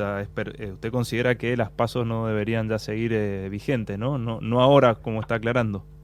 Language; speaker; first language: Spanish; native; Spanish